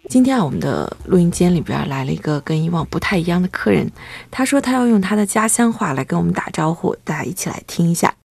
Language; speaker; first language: Chinese; native; Chinese